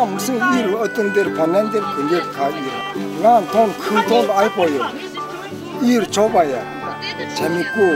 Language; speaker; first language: Korean; early bilingual, heritage; Russian